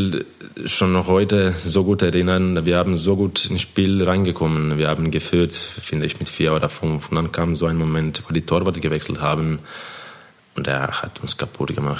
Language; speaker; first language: German; non-native, fluent; Croatian